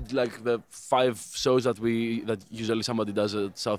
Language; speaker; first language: English; non-native, fluent; Greek